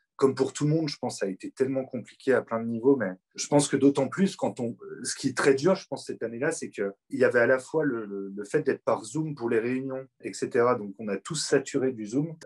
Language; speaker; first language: French; native; French